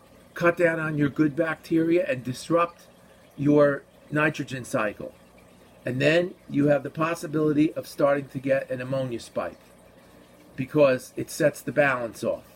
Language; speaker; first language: English; native; English